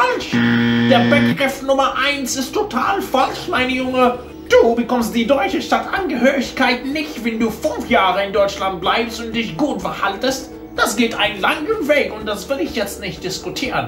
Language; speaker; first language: German; non-native, fluent; Arabic